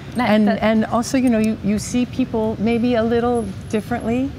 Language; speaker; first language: English; native; English